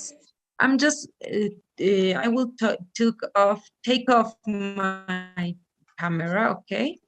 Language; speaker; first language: English; non-native, fluent; Spanish